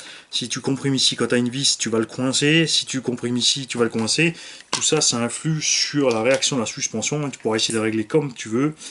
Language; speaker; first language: French; native; French